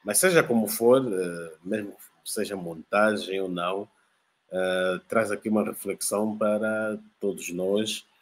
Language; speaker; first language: Portuguese; native; Portuguese